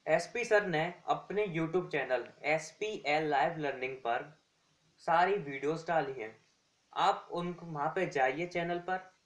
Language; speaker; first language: Hindi; native; Hindi